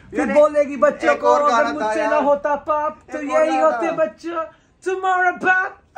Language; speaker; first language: Hindi; native; Hindi